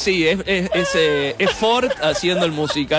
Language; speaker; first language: Spanish; native; Spanish